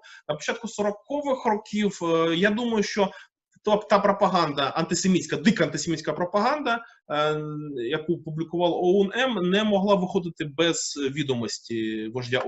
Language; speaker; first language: Ukrainian; native; Ukrainian